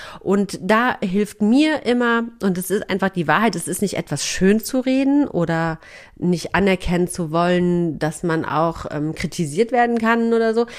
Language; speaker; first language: German; native; German